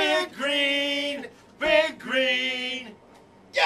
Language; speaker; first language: English; native; English